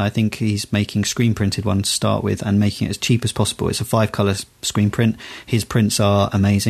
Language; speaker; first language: English; native; English